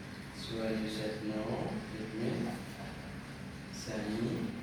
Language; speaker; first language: English; non-native, fluent; Indonesian